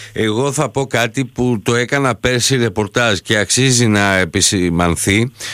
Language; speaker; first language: Greek; native; Greek